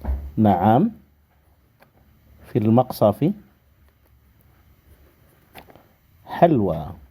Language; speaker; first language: Arabic; non-native, fluent; Indonesian